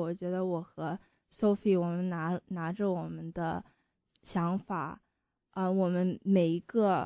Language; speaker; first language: Chinese; early bilingual, heritage; Chinese